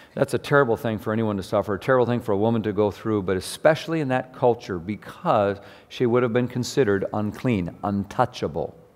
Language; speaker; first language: English; native; English